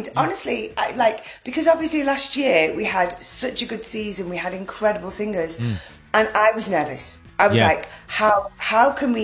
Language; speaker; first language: English; native; English